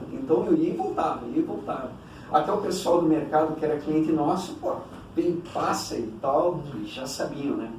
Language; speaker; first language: Portuguese; early bilingual, other home language; Cantonese